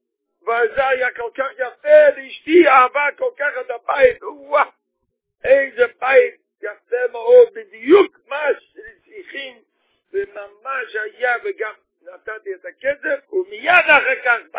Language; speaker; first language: Hebrew; non-native, fluent; Yiddish